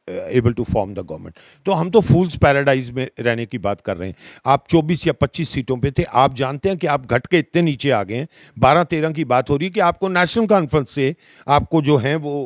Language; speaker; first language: Hindi; non-native, local second language; Dogri